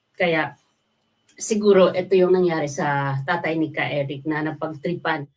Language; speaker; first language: Filipino; non-native, local second language; Waray